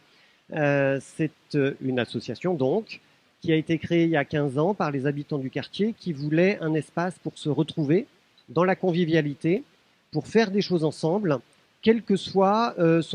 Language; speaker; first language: French; native; French